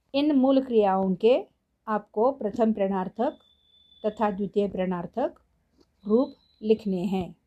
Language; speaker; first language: Hindi; non-native, local second language; Marathi